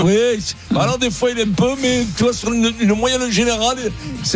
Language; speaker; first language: French; native; French